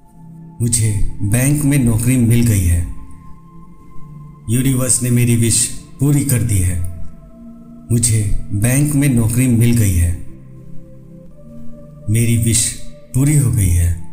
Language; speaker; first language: Hindi; native; Hindi